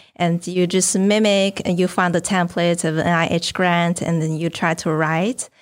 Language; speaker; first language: English; non-native, fluent; Chinese